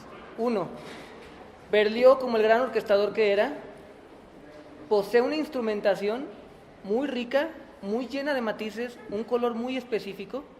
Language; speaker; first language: Spanish; native; Spanish